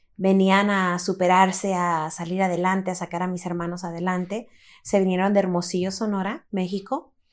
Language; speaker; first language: Spanish; early bilingual, heritage; Spanish